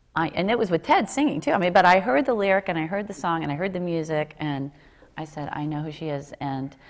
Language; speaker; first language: English; native; English